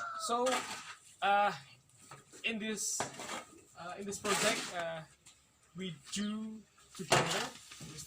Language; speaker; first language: English; non-native, fluent; Indonesian